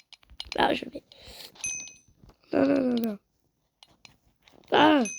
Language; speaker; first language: French; native; French